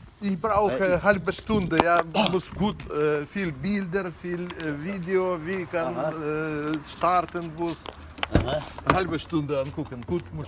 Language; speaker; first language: German; non-native, learner; Ukrainian